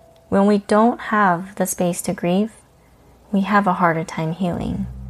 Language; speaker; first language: English; early bilingual, other home language; Korean